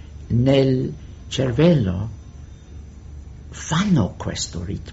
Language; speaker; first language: Italian; non-native, fluent; English